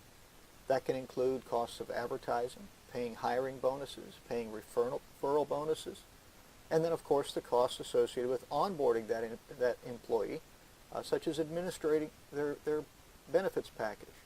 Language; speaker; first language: English; native; English